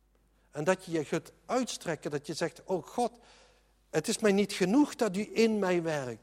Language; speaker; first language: Dutch; native; Dutch